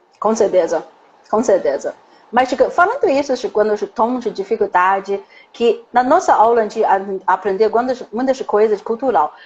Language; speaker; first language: Portuguese; non-native, learner; Chinese